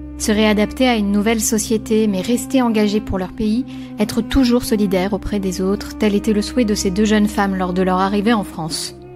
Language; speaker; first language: French; native; French